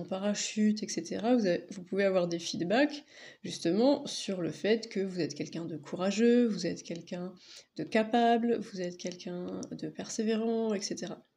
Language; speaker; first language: French; native; French